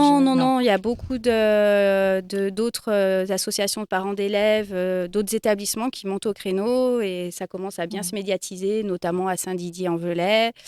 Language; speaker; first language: French; native; French